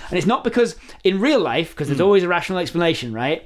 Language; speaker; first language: English; native; English